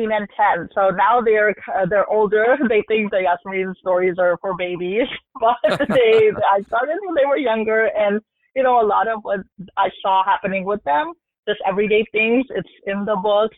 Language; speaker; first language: English; non-native, local second language; Urdu